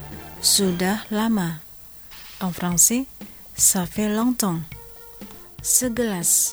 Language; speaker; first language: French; non-native, fluent; Indonesian